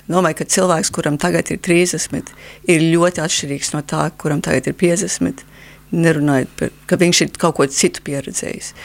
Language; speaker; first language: Latvian; early bilingual, heritage; Latvian